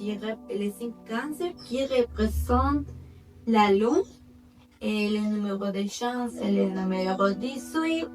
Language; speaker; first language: French; non-native, learner; Spanish